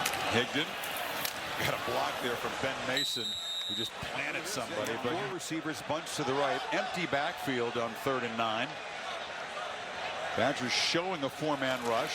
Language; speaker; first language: English; native; English